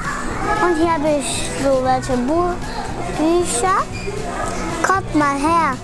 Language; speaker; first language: German; early bilingual, other home language; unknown